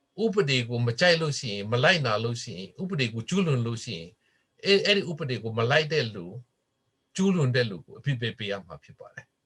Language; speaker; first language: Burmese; non-native, local second language; Hakha Chin